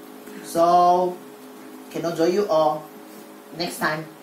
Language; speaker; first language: English; non-native, local second language; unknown